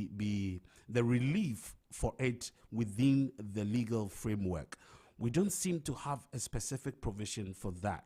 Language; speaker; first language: English; non-native, local second language; Akan